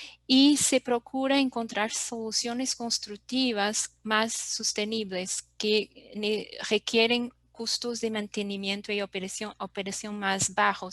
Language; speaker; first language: Spanish; non-native, fluent; Portuguese